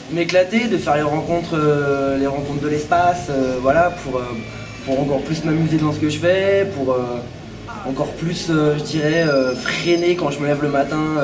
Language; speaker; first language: French; native; French